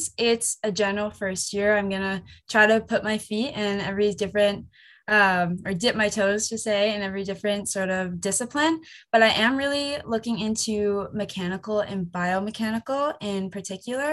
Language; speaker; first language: English; native; English